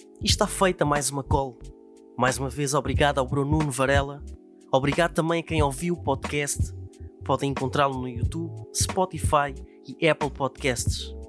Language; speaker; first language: Portuguese; native; Portuguese